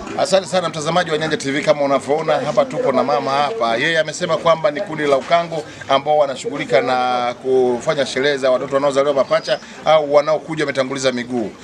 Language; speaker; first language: Swahili; native; Swahili